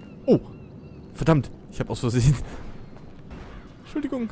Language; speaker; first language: German; native; German